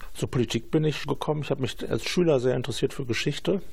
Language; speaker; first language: German; native; German